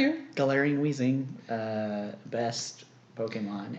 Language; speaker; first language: English; native; English